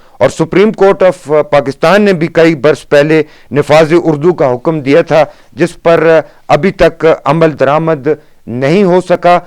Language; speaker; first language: Urdu; non-native, local second language; Northern Hindko